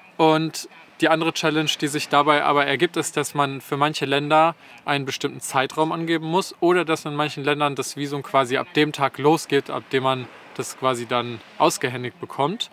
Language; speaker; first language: German; native; German